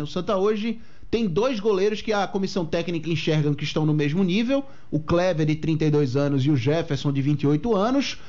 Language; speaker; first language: Portuguese; native; Portuguese